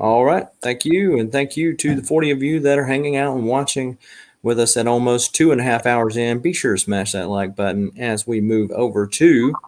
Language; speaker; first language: English; native; English